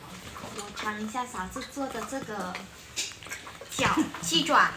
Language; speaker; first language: Chinese; non-native, fluent; Vietnamese